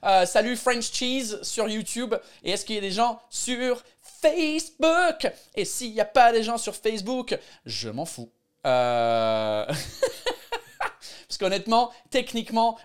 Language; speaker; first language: French; non-native, fluent; English